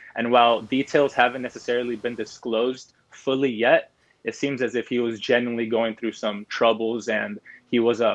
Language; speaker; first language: English; early bilingual, other home language; Spanish